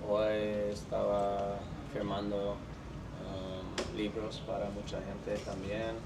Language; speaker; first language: Spanish; non-native, fluent; English